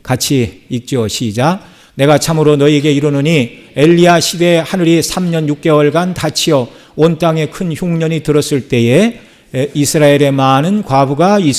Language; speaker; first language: Korean; native; Korean